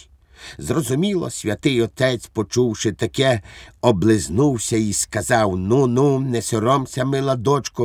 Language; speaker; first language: Ukrainian; native; Ukrainian